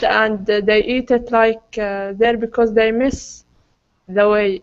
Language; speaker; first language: English; non-native, learner; Arabic